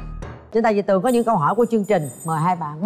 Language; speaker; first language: Vietnamese; native; Vietnamese